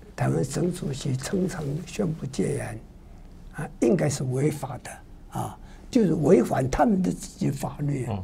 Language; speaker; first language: Chinese; non-native, local second language; Min Nan Chinese